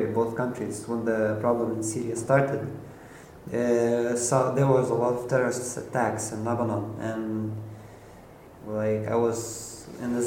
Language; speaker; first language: English; non-native, fluent; Arabic